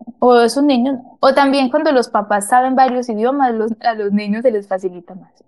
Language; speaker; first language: Spanish; native; Spanish